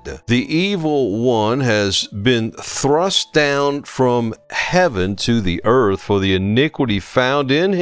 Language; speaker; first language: English; native; English